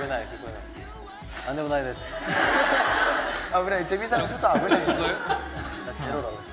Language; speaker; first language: Japanese; non-native, learner; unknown